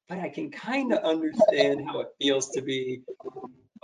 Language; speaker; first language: English; native; English